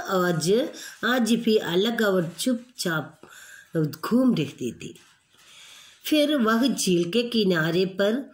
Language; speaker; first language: Hindi; non-native, local second language; Malayalam